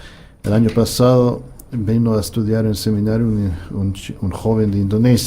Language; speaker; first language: Spanish; non-native, fluent; English